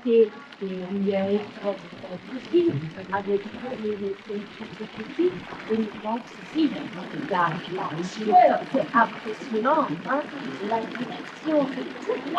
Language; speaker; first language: French; non-native, fluent; German